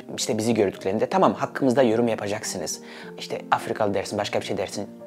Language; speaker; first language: Turkish; early bilingual, other home language; Swahili